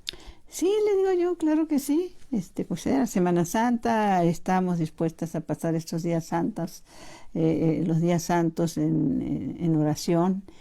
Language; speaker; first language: Spanish; native; Spanish